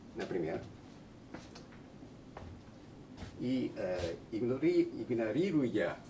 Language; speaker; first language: Russian; non-native, learner; Japanese